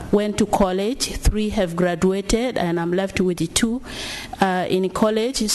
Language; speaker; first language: English; non-native, fluent; Arabic